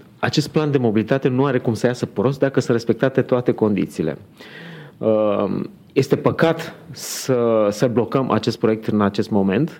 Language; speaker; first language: Romanian; native; Romanian